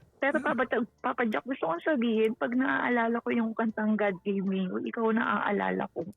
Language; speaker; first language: Filipino; native; Filipino